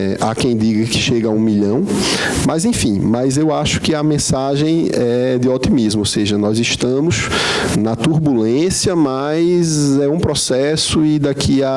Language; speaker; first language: Portuguese; native; Portuguese